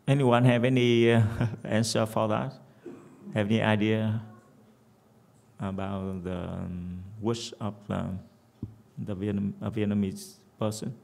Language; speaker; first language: English; non-native, fluent; Vietnamese